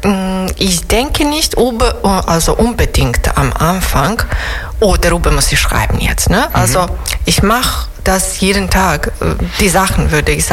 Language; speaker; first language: German; non-native, fluent; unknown